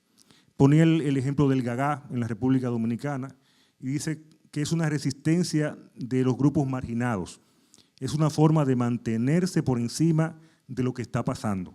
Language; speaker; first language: Spanish; native; Spanish